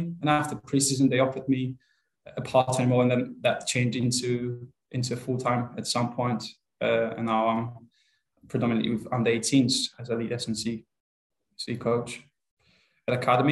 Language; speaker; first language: English; non-native, fluent; Polish